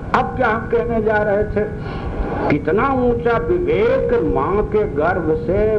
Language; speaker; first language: Hindi; non-native, local second language; Maithili